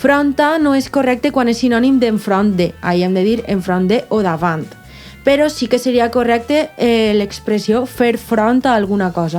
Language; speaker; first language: Catalan; native; Catalan